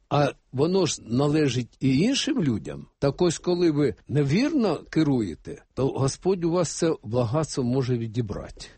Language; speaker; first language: Ukrainian; native; Ukrainian